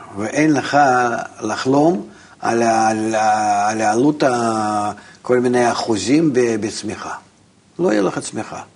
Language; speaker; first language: Hebrew; non-native, fluent; Russian